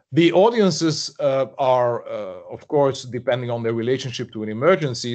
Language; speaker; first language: English; non-native, fluent; French